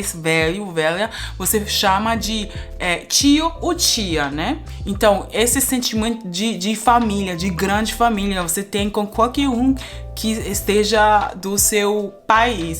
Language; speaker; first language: Portuguese; non-native, fluent; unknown